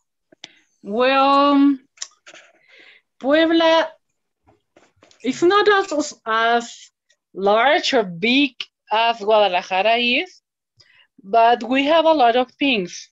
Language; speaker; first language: English; non-native, learner; Spanish